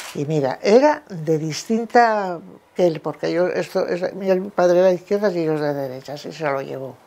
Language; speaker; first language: Spanish; native; Spanish